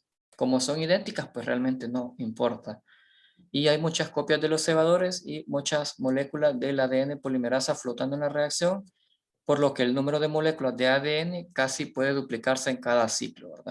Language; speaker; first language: Spanish; native; Spanish